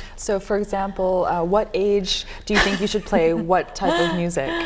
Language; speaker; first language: English; native; English